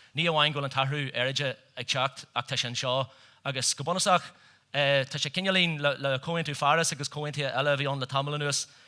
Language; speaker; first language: Irish; native; Irish